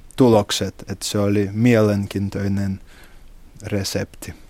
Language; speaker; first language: Finnish; non-native, fluent; Russian